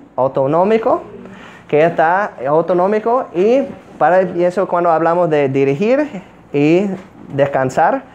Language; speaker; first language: Spanish; non-native, fluent; English